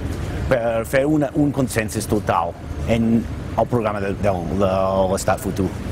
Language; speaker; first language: Catalan; non-native, fluent; English